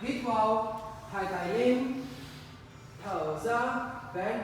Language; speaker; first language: Vietnamese; non-native, learner; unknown